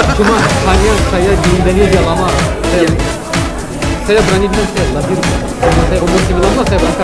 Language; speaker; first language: Indonesian; non-native, fluent; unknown